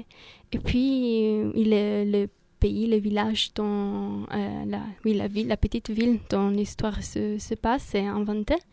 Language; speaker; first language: French; non-native, fluent; Italian